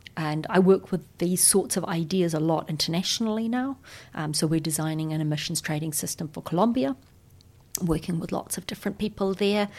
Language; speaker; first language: English; native; English